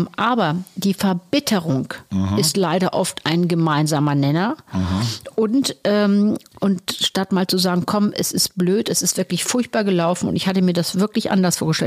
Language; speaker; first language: German; native; German